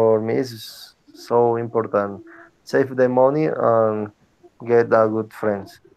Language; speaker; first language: English; non-native, learner; Spanish